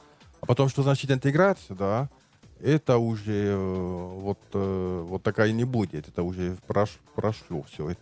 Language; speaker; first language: Russian; non-native, learner; French